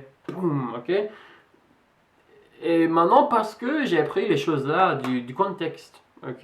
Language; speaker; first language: French; non-native, fluent; English